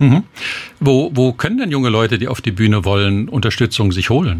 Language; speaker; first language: German; native; German